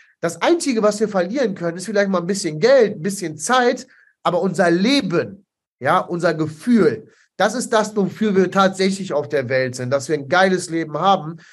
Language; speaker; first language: German; early bilingual, other home language; Italian